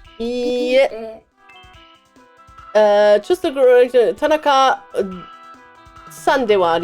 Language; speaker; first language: Japanese; non-native, learner; German